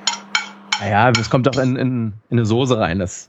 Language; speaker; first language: German; native; German